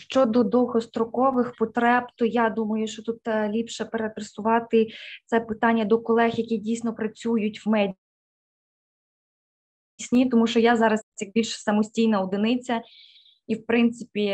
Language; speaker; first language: Ukrainian; native; Ukrainian